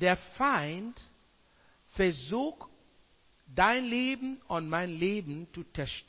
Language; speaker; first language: German; non-native, learner; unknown